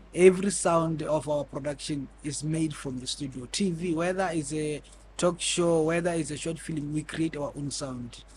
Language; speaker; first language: English; non-native, local second language; Tswana